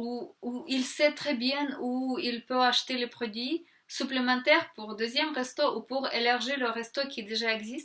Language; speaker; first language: French; non-native, fluent; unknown